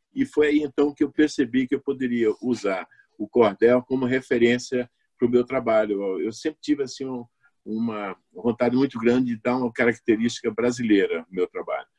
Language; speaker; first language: Portuguese; native; Portuguese